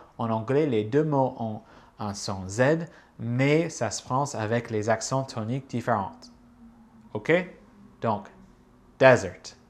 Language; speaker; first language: French; non-native, fluent; English